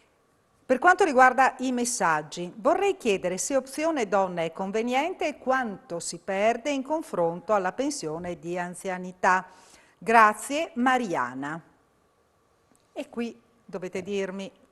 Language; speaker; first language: Italian; native; Italian